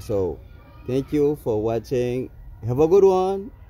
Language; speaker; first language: English; non-native, fluent; Haitian Creole